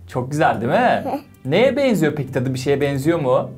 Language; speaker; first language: Turkish; native; Turkish